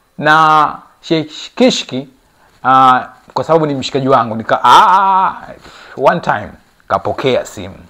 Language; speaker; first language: Swahili; native; Swahili